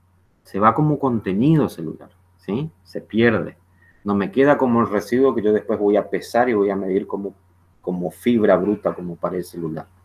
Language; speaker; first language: Spanish; native; Spanish